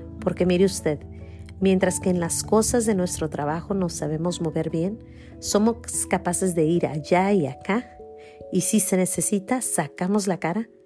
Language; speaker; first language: Spanish; native; Spanish